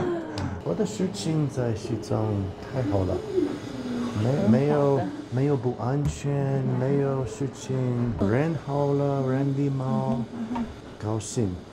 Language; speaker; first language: Chinese; non-native, learner; English